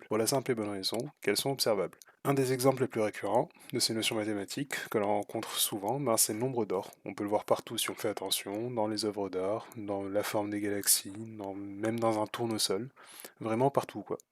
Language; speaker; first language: French; native; French